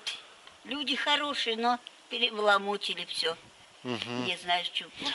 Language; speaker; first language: Russian; native; Russian